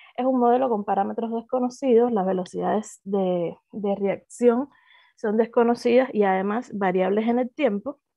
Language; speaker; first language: Spanish; native; Spanish